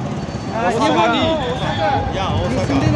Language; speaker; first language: Japanese; non-native, learner; Nepali